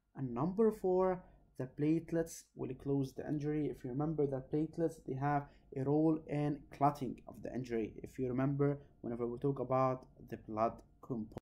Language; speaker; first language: English; non-native, local second language; Arabic